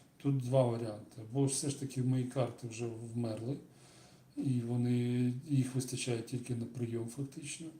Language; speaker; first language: Ukrainian; non-native, local second language; Russian